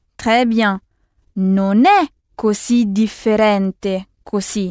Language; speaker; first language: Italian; non-native, fluent; French